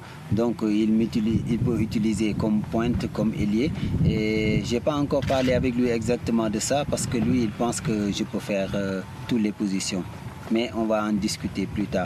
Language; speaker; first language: French; early bilingual, heritage; Italian